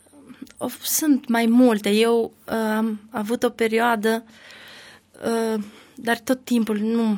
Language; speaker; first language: Romanian; non-native, learner; Albanian